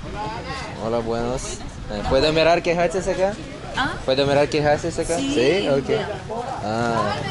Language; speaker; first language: Spanish; non-native, learner; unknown